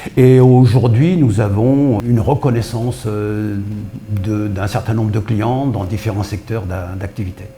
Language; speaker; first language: French; early bilingual, other home language; Portuguese